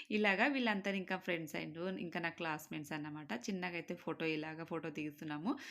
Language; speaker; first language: Telugu; non-native, local second language; Marwari